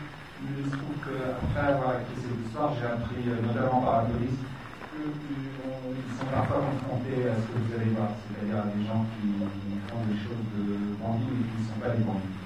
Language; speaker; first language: French; native; French